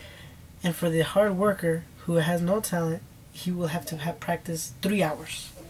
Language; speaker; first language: English; early bilingual, other home language; Spanish